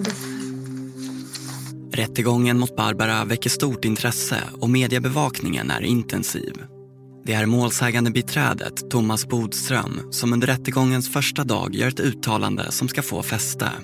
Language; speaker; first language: Swedish; native; Swedish